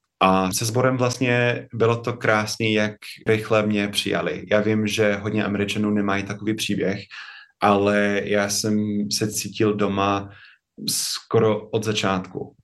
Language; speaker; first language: Czech; non-native, fluent; English